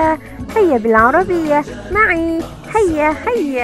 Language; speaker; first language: Arabic; non-native, fluent; Malay